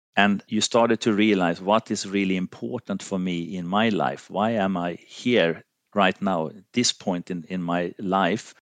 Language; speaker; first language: English; non-native, fluent; Finnish